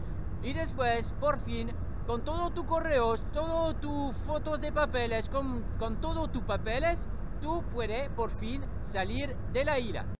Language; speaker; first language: Spanish; non-native, learner; French